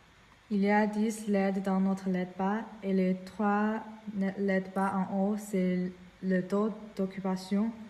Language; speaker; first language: French; non-native, learner; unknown